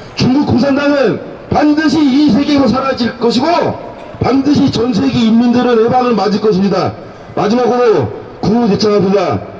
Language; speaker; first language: Korean; native; Korean